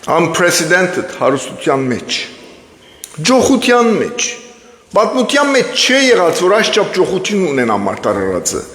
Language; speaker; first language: Armenian; early bilingual, heritage; Armenian